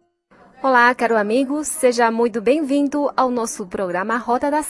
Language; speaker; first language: Portuguese; non-native, fluent; Chinese